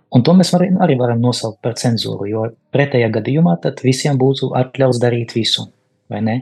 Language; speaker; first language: Latvian; non-native, local second language; Russian